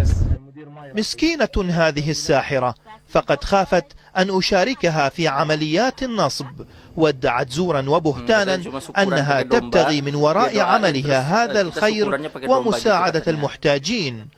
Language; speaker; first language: Arabic; native; Arabic